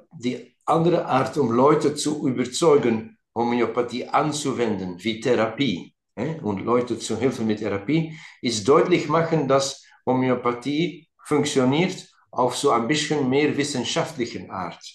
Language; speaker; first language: German; non-native, local second language; Dutch